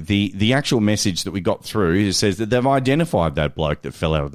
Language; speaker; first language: English; native; English